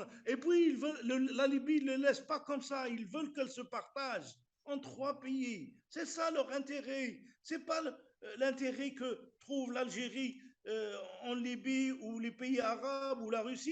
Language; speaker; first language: French; non-native, local second language; Arabic